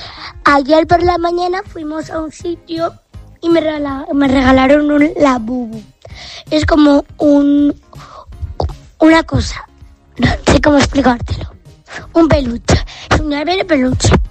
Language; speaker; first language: Spanish; non-native, local second language; Catalan